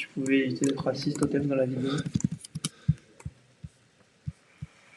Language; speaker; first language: French; native; French